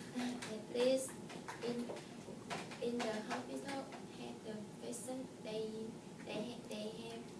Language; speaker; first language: English; non-native, learner; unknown